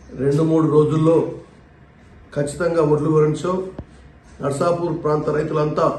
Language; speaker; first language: Telugu; native; Telugu